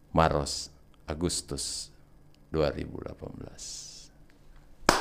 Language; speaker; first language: Indonesian; native; Indonesian